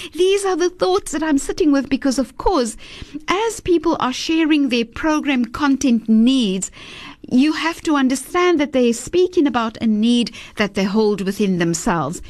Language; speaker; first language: English; early bilingual, other home language; Afrikaans